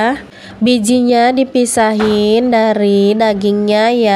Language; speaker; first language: Indonesian; native; Indonesian